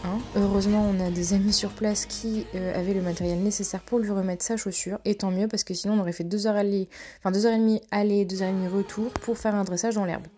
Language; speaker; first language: French; native; French